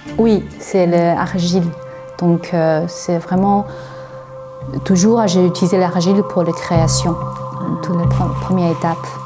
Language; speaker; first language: French; non-native, fluent; Chinese